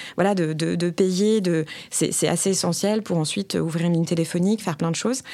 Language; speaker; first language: French; native; French